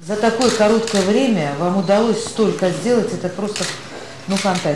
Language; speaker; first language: Russian; native; Russian